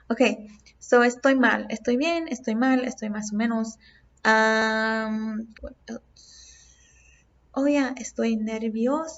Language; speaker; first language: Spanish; non-native, fluent; English